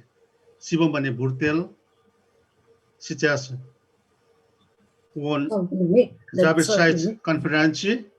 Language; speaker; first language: Russian; non-native, learner; Nepali